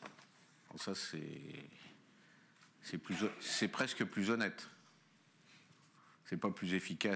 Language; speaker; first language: French; native; French